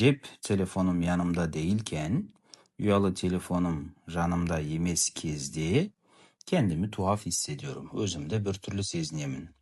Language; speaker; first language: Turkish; non-native, fluent; Kazakh